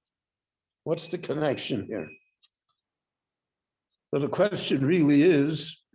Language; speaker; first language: English; native; English